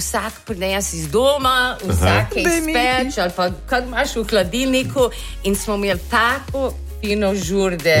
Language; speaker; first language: Slovenian; early bilingual, heritage; Slovenian